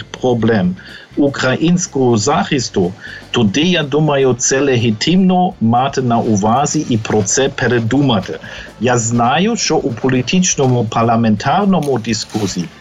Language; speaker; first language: Ukrainian; non-native, fluent; German